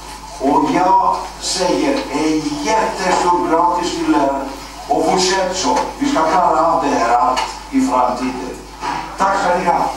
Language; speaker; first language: Swedish; non-native, fluent; Greek